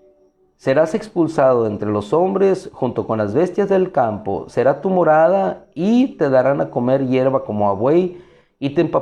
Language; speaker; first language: Spanish; native; Spanish